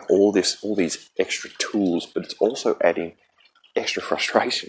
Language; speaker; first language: English; native; English